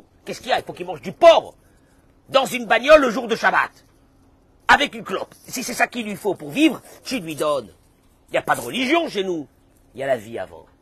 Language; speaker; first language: French; native; French